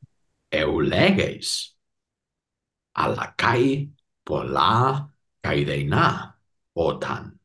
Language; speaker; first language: Greek; non-native, learner; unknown